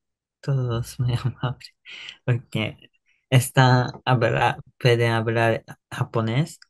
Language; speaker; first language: Spanish; non-native, learner; Japanese